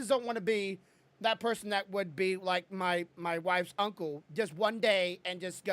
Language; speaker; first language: English; native; English